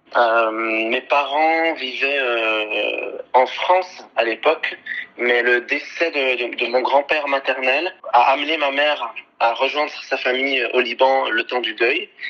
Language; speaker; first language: French; early bilingual, other home language; Arabic